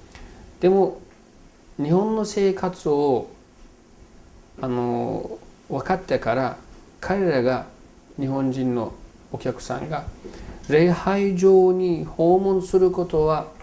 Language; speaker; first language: Japanese; non-native, fluent; Turkish